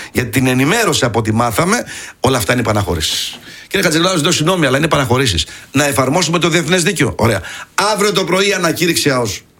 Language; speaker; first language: Greek; early bilingual, heritage; Greek